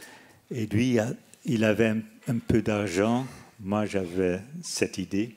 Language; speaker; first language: French; non-native, fluent; Dutch